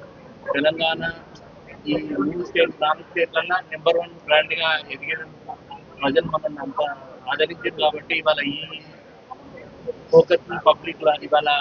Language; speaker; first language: Telugu; native; Telugu